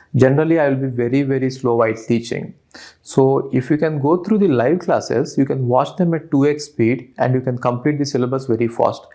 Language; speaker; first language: English; non-native, local second language; Telugu